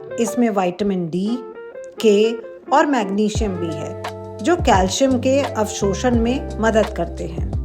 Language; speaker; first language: Hindi; non-native, local second language; Bangla